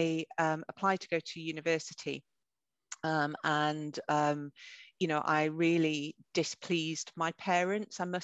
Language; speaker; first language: English; native; English